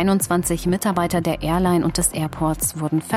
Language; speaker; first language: German; native; German